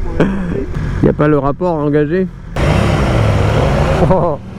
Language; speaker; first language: French; native; French